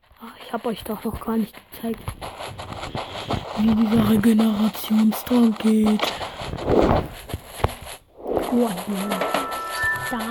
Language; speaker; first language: German; early bilingual, other home language; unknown